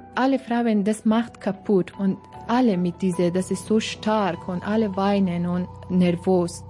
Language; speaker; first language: German; non-native, learner; Persian